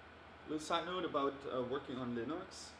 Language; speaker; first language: English; non-native, fluent; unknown